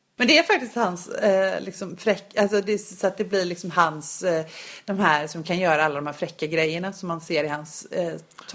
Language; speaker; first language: Swedish; native; Swedish